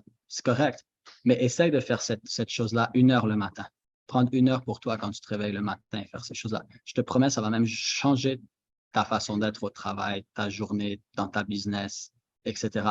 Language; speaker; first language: French; native; French